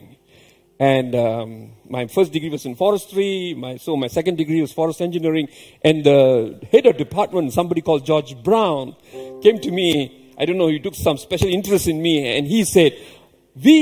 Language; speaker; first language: English; non-native, local second language; Tamil